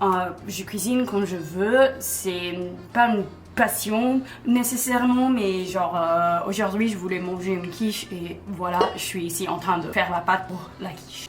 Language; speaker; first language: French; non-native, fluent; English